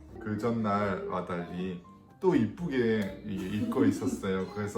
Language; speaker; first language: Korean; non-native, fluent; French